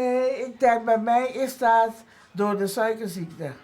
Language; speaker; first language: Dutch; non-native, local second language; Papiamento